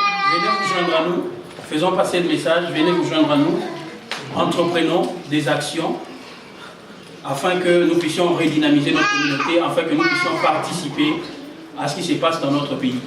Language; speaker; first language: French; non-native, local second language; Lingala